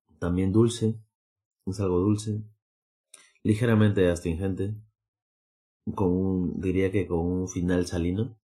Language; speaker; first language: Spanish; native; Spanish